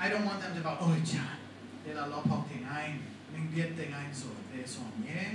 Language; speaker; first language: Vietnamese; non-native, fluent; English